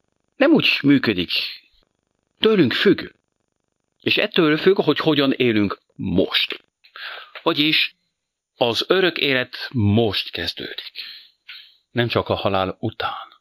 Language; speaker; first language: Hungarian; non-native, fluent; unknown